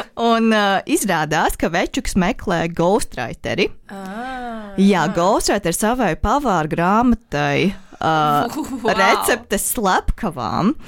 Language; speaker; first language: Latvian; native; Latvian